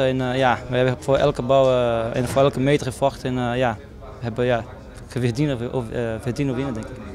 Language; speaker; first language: Dutch; non-native, fluent; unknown